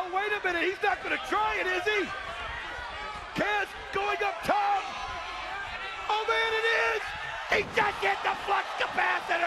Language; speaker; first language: English; native; English